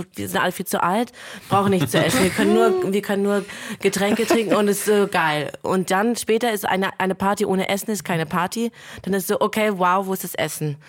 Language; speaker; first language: German; non-native, fluent; Lithuanian